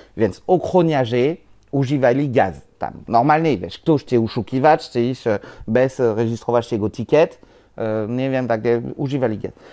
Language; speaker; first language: Polish; non-native, learner; French